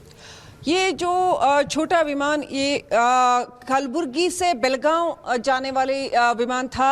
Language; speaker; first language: Hindi; non-native, local second language; Kannada